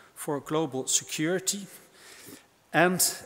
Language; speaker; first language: English; non-native, fluent; Dutch